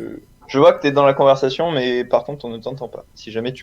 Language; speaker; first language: French; native; French